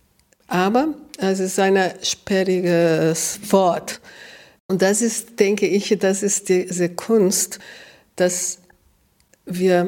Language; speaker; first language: German; non-native, fluent; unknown